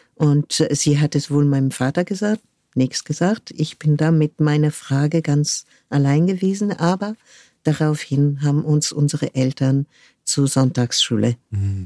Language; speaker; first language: German; non-native, fluent; French